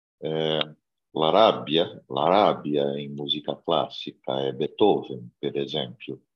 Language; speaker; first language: Italian; non-native, learner; Portuguese